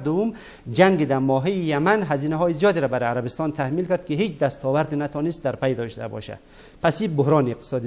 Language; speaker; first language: Persian; native; Persian